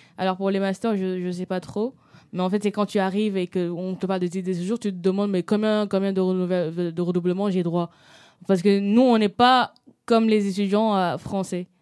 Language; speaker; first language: French; non-native, local second language; Wolof